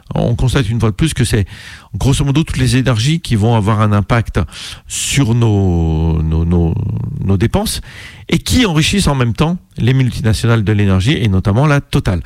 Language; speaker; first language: French; native; French